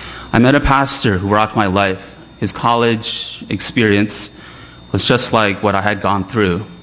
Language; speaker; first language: English; early bilingual, other home language; Chinese